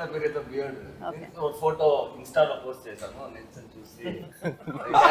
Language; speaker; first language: Telugu; non-native, learner; Tamil